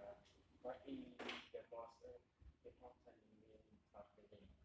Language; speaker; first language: English; non-native, learner; Vietnamese